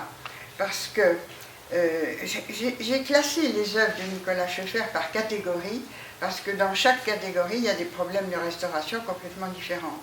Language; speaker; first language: French; native; French